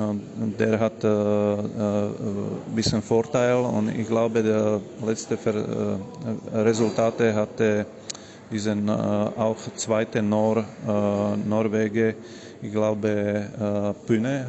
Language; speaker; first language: German; non-native, fluent; Slovak